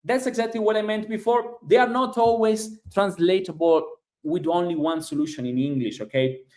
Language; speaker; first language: English; non-native, fluent; Italian